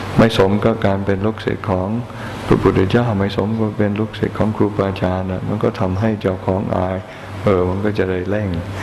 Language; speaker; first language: Thai; non-native, fluent; English